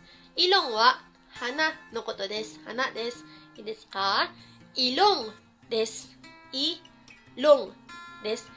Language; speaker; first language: Japanese; non-native, fluent; Filipino